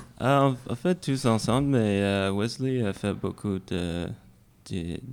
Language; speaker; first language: French; non-native, learner; English